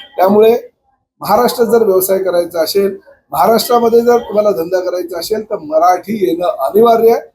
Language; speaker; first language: Marathi; native; Marathi